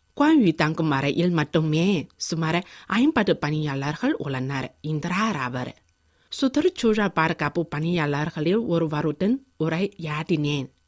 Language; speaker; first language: Tamil; non-native, fluent; Chinese